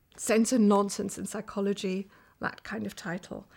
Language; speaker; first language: English; non-native, fluent; German